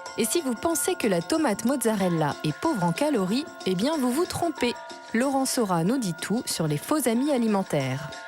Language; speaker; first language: French; native; French